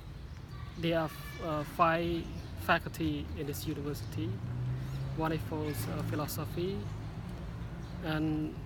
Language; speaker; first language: English; non-native, learner; Khmer